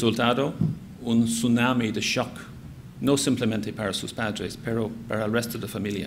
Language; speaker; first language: Spanish; non-native, fluent; English